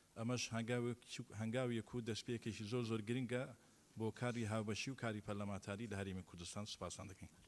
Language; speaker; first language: Central Kurdish; non-native, local second language; Azerbaijani